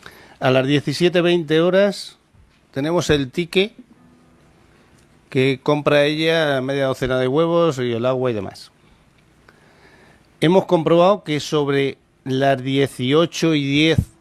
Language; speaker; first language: Spanish; native; Spanish